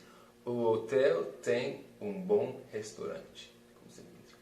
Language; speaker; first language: Portuguese; non-native, fluent; English